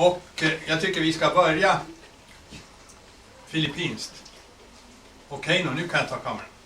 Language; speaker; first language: Swedish; early bilingual, other home language; Estonian